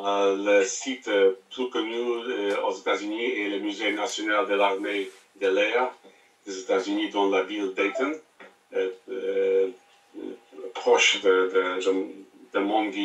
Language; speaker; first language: French; non-native, learner; English